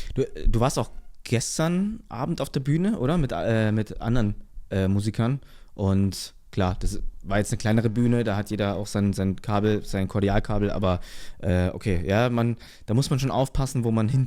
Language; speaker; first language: German; native; German